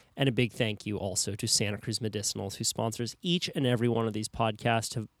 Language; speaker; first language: English; native; English